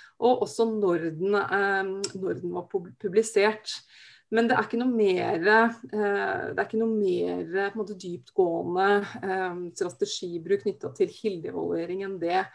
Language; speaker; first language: Norwegian; native; Norwegian